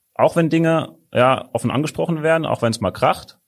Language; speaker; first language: German; native; German